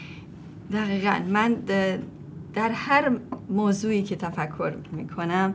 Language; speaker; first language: Persian; native; Persian